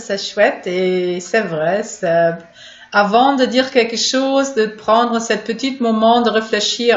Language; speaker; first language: French; non-native, fluent; German